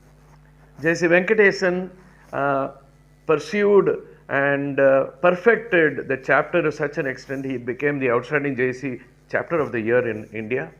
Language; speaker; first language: English; non-native, local second language; Tamil